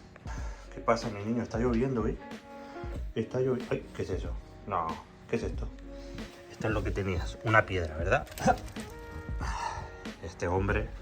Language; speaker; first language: Spanish; native; Spanish